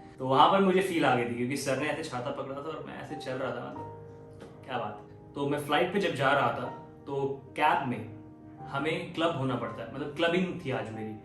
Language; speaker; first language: Hindi; non-native, local second language; Nepali